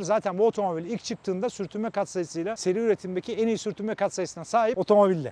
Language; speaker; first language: Turkish; native; Turkish